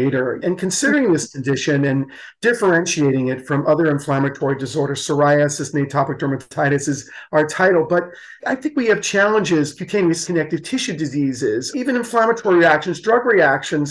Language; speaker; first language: English; native; English